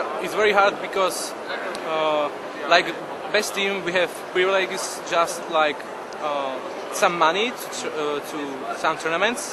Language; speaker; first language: English; non-native, learner; Bulgarian